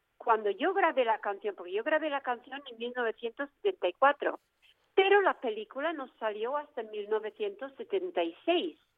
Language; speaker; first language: Spanish; early bilingual, other home language; English